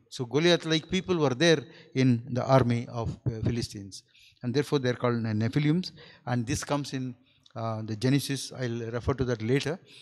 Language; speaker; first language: English; non-native, local second language; Kannada